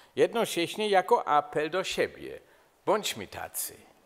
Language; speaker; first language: Polish; non-native, fluent; German